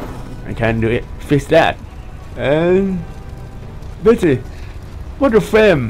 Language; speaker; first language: English; non-native, learner; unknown